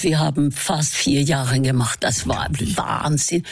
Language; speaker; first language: German; non-native, fluent; Norwegian